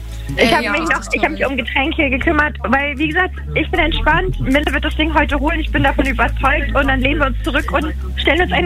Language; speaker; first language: German; native; German